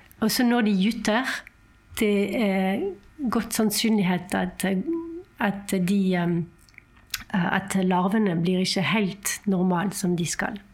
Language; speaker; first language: Norwegian; non-native, fluent; French